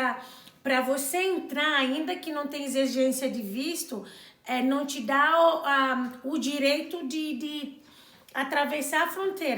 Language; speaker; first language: Portuguese; non-native, local second language; Kabuverdianu